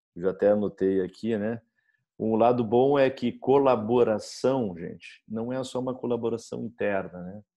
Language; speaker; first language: Portuguese; native; Portuguese